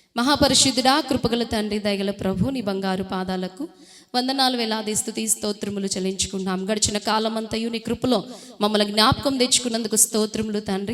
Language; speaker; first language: Telugu; non-native, fluent; Hindi